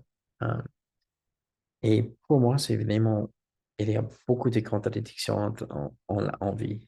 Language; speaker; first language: French; non-native, learner; English